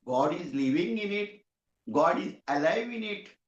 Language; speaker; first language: English; non-native, local second language; Marathi